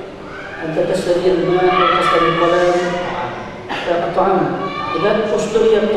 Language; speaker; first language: Arabic; non-native, fluent; Indonesian